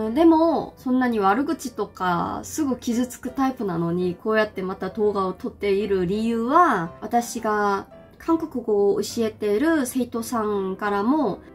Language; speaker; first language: Japanese; non-native, fluent; Korean